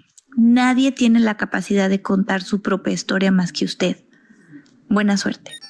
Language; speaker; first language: Spanish; native; Spanish